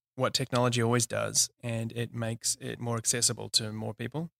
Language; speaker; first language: English; native; English